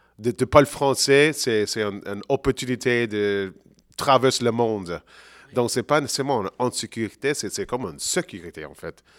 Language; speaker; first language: French; non-native, local second language; English